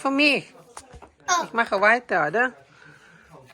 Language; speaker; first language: German; non-native, learner; Thai